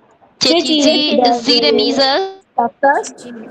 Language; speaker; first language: Persian; non-native, learner; Urdu